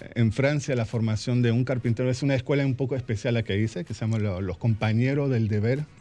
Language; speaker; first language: Spanish; early bilingual, heritage; Spanish